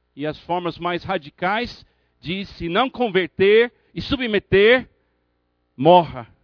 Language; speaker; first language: Portuguese; non-native, fluent; English